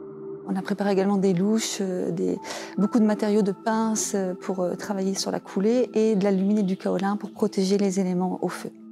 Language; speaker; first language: French; native; French